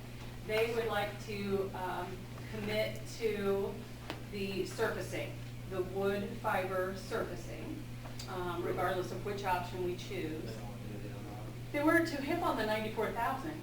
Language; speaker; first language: English; native; English